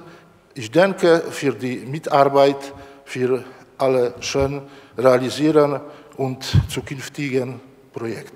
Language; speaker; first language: German; non-native, learner; Polish